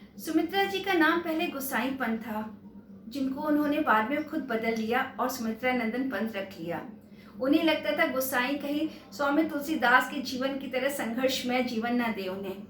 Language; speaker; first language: Hindi; native; Hindi